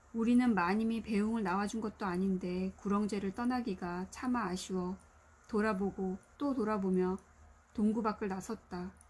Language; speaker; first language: Korean; native; Korean